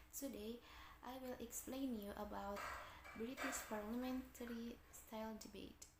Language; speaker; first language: English; non-native, learner; Indonesian